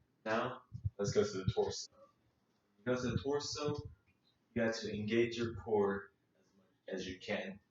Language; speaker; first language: English; native; English